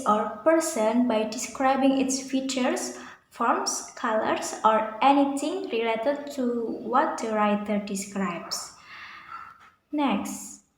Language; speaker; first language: English; non-native, learner; Indonesian